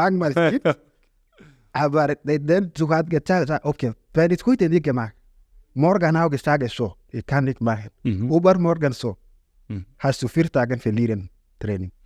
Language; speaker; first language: German; non-native, learner; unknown